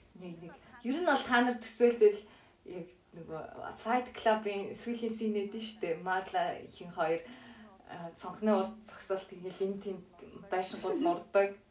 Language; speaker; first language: Mongolian; early bilingual, heritage; Mongolian